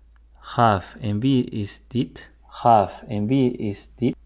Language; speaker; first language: Dutch; non-native, learner; Spanish